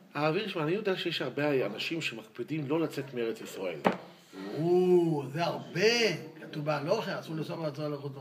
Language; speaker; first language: Hebrew; native; Hebrew